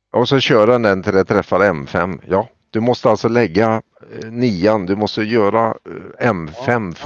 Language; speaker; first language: Swedish; native; Swedish